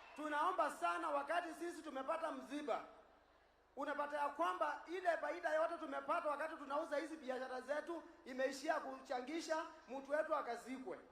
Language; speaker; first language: Swahili; native; Swahili